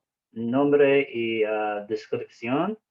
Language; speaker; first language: Spanish; non-native, learner; English